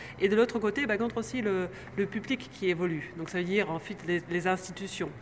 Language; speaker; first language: French; native; French